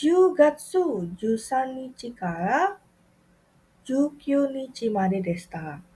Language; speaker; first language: Japanese; non-native, fluent; Indonesian